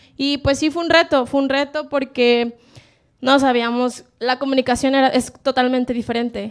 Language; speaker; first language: Spanish; native; Spanish